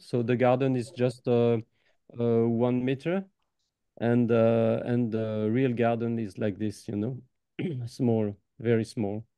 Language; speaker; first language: English; non-native, fluent; French